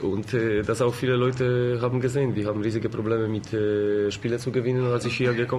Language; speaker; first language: German; non-native, learner; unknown